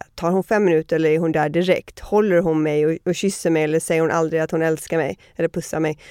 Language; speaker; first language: Swedish; early bilingual, heritage; Swedish